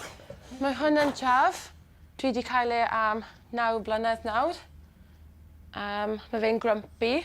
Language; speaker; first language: Welsh; non-native, local second language; English